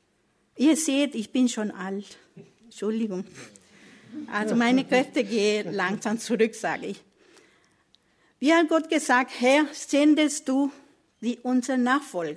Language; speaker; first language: German; non-native, learner; Spanish